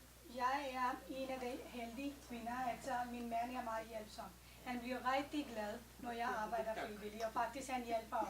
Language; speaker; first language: Danish; non-native, fluent; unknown